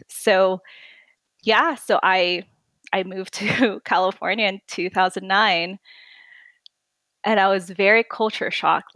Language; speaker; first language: English; non-native, local second language; Filipino